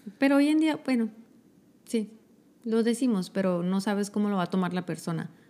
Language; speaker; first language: Spanish; native; Spanish